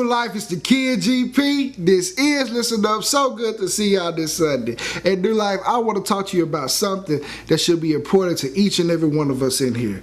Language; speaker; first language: English; native; English